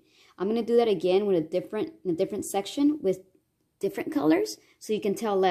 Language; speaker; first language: English; native; English